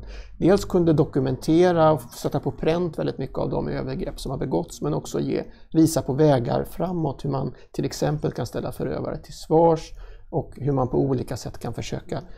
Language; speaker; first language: Swedish; native; Swedish